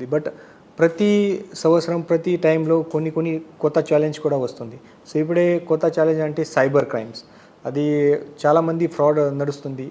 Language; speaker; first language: Telugu; non-native, learner; Marathi